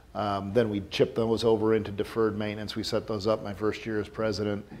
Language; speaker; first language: English; native; English